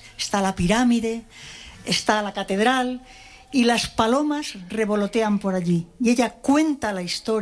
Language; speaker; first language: Spanish; native; Spanish